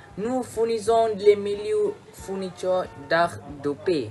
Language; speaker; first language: French; non-native, learner; Malay